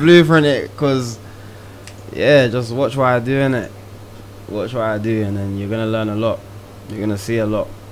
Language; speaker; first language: English; native; English